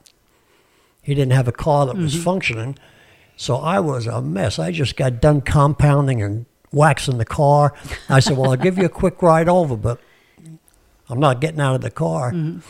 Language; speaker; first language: English; native; English